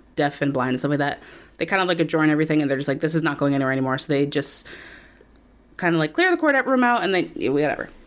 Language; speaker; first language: English; native; English